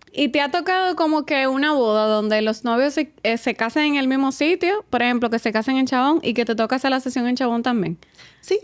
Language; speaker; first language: Spanish; native; Spanish